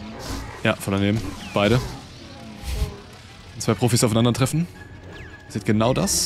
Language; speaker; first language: German; native; German